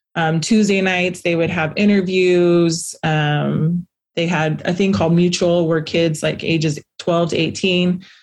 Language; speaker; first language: English; native; English